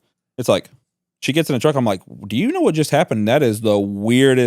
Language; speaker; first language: English; native; English